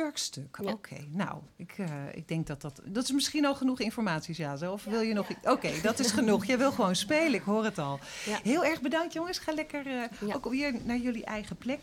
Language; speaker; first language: Dutch; native; Dutch